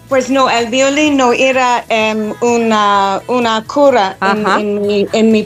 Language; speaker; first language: Spanish; non-native, learner; English